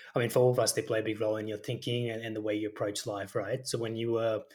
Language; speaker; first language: English; early bilingual, other home language; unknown